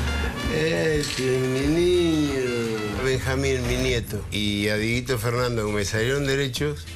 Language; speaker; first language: Spanish; non-native, fluent; Portuguese